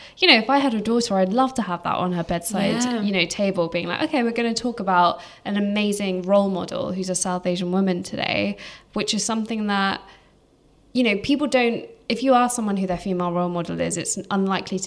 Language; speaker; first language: English; native; English